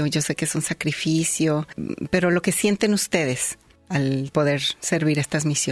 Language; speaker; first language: Spanish; native; Spanish